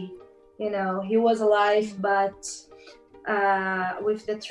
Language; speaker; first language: English; non-native, learner; Portuguese